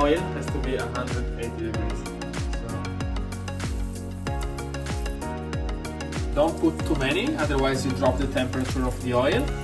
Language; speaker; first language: English; non-native, fluent; Italian